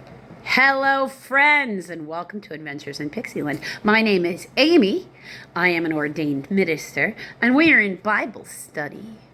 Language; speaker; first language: English; native; English